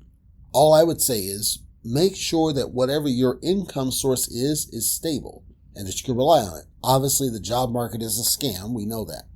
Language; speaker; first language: English; native; English